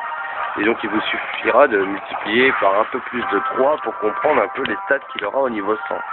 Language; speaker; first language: French; native; French